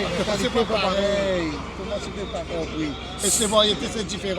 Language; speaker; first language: French; non-native, local second language; Morisyen